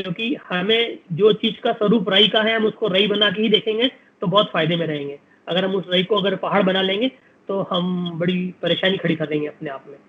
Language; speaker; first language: Hindi; native; Hindi